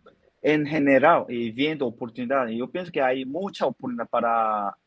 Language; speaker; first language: Spanish; non-native, fluent; Korean